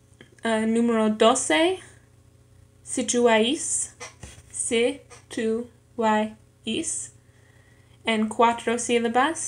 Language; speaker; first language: Spanish; non-native, learner; English